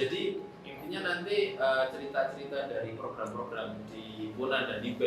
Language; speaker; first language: Indonesian; native; Indonesian